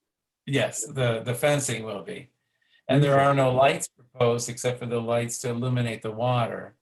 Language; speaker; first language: English; native; English